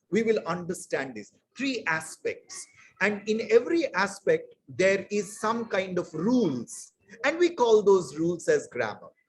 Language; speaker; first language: English; non-native, local second language; Bangla